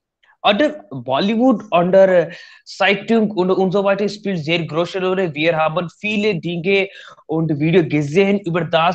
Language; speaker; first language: German; non-native, learner; Hindi